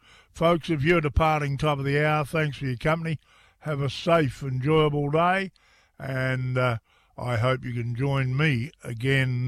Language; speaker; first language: English; native; English